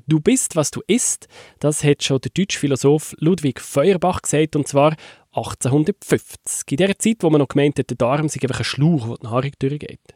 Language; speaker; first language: German; native; German